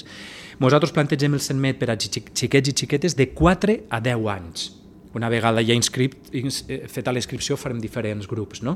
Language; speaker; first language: Catalan; native; Catalan